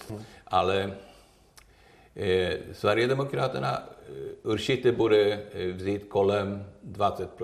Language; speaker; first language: Czech; non-native, learner; Swedish